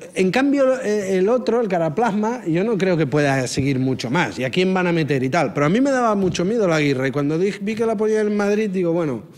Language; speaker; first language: Spanish; non-native, local second language; Catalan